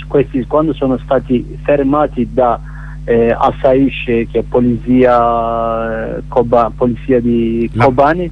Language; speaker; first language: Italian; non-native, learner; Kurdish